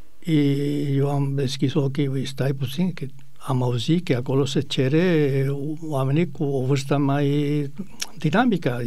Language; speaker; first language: Romanian; non-native, fluent; Spanish